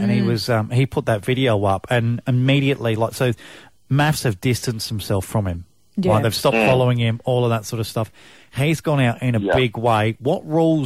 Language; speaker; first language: English; native; English